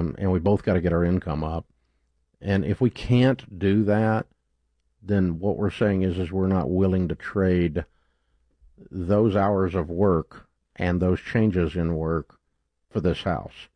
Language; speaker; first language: English; native; English